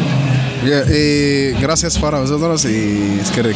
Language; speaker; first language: Spanish; non-native, learner; Arabic